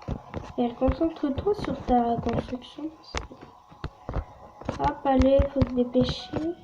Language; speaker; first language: French; native; French